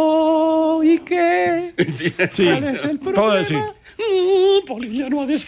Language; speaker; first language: Spanish; native; Spanish